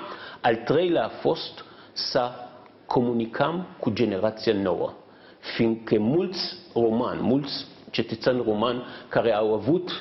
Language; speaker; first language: Romanian; non-native, fluent; Hebrew